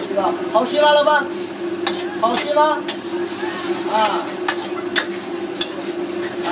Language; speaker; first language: Chinese; non-native, learner; Thai